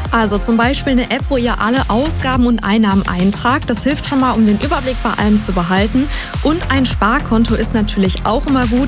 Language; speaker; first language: German; native; German